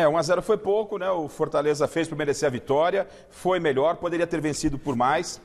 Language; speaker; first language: Portuguese; native; Portuguese